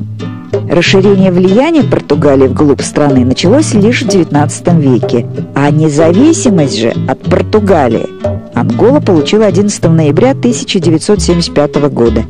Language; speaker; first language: Russian; native; Russian